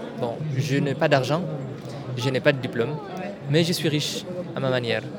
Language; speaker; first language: French; non-native, local second language; Tamasheq